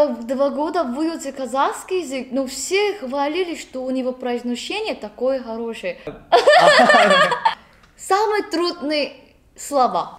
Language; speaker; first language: Russian; non-native, learner; Korean